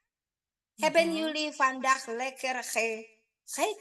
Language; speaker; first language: Dutch; non-native, learner; Indonesian